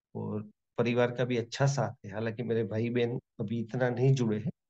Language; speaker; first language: Hindi; non-native, local second language; Gujarati